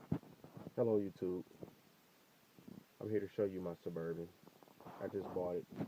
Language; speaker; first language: English; native; English